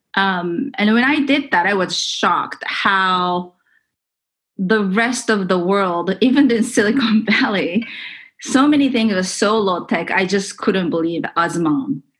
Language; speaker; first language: English; non-native, fluent; Japanese